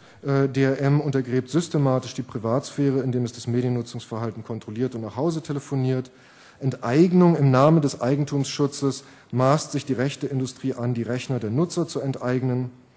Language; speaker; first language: German; native; German